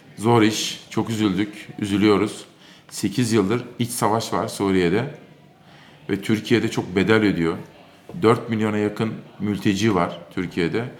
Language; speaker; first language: Turkish; native; Turkish